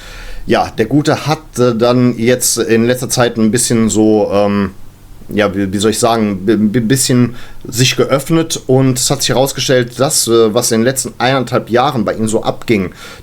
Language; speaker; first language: German; native; German